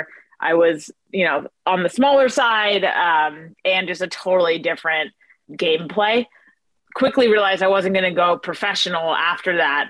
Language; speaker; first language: English; native; English